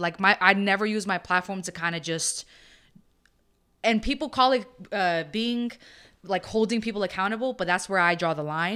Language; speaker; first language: English; early bilingual, other home language; Spanish